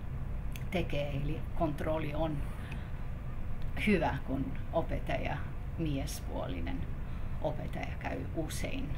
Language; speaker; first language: Finnish; non-native, fluent; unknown